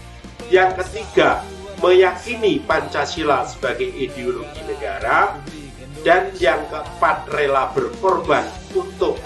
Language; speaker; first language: Indonesian; native; Indonesian